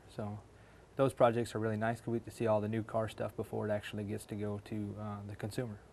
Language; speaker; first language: English; native; English